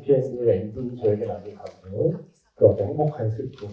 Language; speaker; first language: Korean; native; Korean